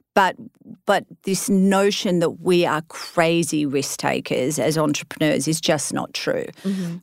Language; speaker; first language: English; native; English